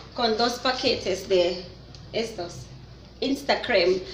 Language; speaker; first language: Spanish; non-native, fluent; English